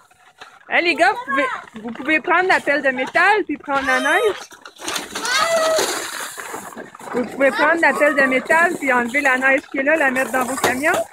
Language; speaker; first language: French; native; French